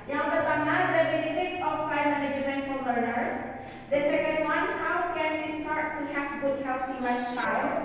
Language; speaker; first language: English; non-native, fluent; Indonesian